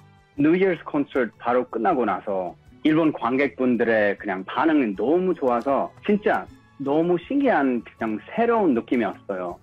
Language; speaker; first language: Korean; early bilingual, heritage; English